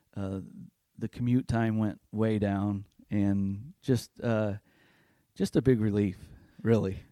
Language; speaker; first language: English; native; English